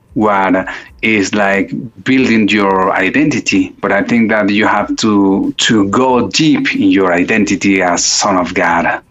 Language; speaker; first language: English; non-native, fluent; Spanish